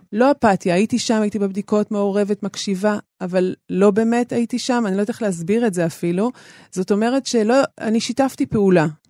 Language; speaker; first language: Hebrew; native; Hebrew